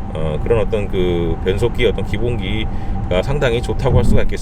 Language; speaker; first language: Korean; native; Korean